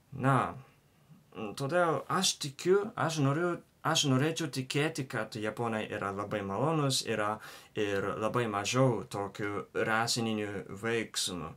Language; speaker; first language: Lithuanian; non-native, learner; Japanese